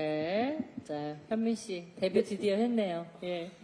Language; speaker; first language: Korean; native; Korean